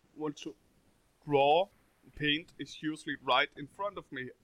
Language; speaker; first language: English; non-native, fluent; Danish